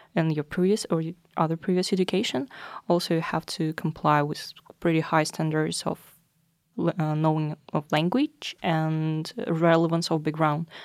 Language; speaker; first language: English; non-native, fluent; Russian